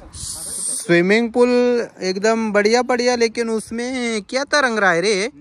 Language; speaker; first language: Hindi; non-native, local second language; Marathi